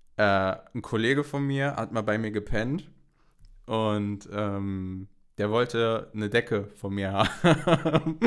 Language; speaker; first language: German; native; German